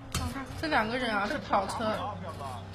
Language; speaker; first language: Chinese; native; Chinese